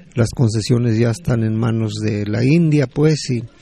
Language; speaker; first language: Spanish; native; Spanish